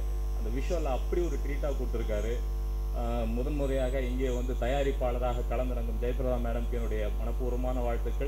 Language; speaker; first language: Tamil; native; Tamil